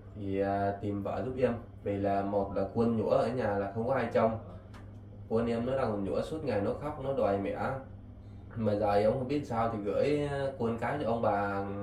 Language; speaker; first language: Vietnamese; native; Vietnamese